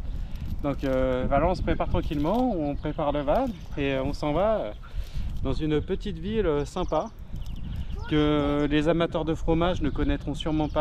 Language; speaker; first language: French; native; French